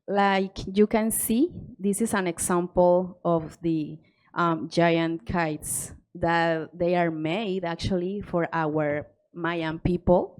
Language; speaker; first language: English; non-native, learner; Spanish